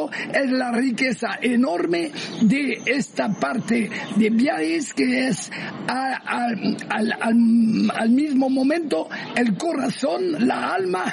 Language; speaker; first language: Spanish; non-native, fluent; French